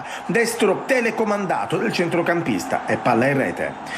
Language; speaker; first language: Italian; native; Italian